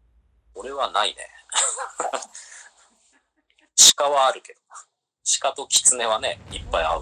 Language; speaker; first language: Japanese; native; Japanese